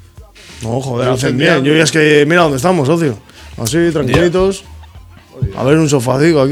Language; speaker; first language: Spanish; native; Spanish